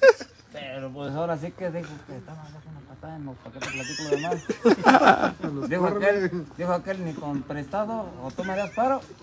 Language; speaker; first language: Spanish; native; Spanish